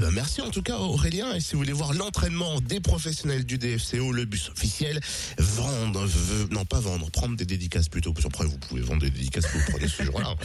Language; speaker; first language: French; native; French